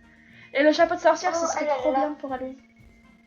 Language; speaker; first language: French; native; French